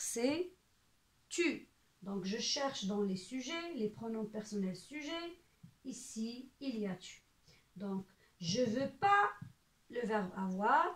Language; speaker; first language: French; non-native, local second language; Arabic